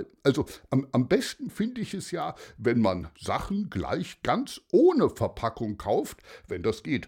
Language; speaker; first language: German; native; German